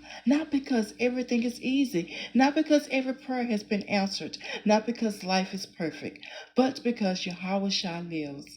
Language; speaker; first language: English; native; English